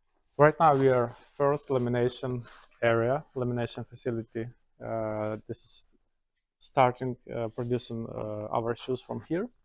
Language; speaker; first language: English; non-native, learner; Ukrainian